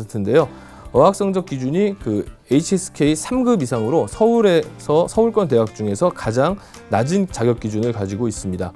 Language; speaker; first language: Korean; native; Korean